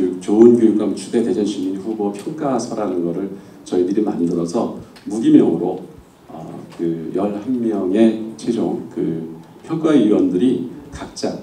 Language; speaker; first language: Korean; native; Korean